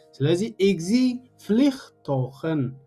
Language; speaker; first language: Dutch; non-native, learner; Tigrinya